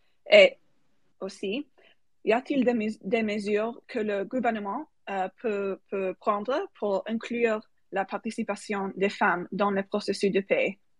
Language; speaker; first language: French; non-native, learner; English